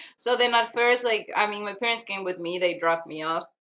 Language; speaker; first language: English; non-native, fluent; Spanish